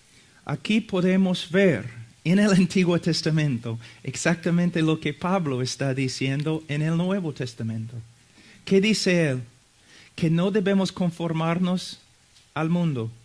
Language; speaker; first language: Spanish; non-native, fluent; English